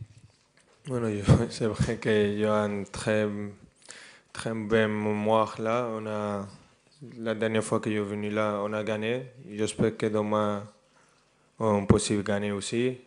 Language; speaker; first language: French; non-native, fluent; Spanish